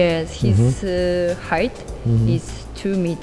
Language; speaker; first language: English; non-native, learner; Japanese